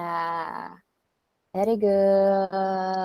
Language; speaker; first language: English; non-native, learner; Indonesian